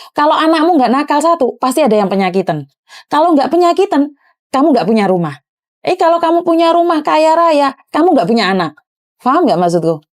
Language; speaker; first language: Indonesian; non-native, local second language; Javanese